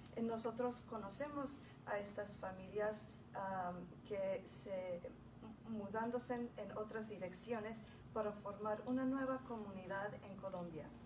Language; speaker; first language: Spanish; early bilingual, heritage; Spanish